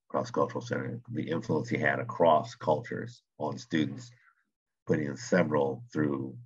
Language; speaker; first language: English; native; English